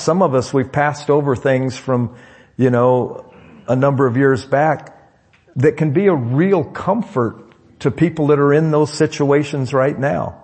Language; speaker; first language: English; native; English